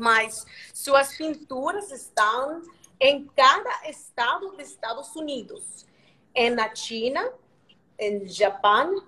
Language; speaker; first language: Portuguese; non-native, learner; Spanish